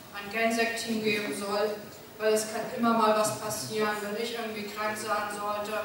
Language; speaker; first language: German; native; German